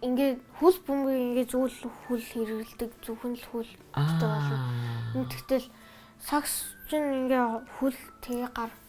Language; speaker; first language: Mongolian; early bilingual, heritage; Mongolian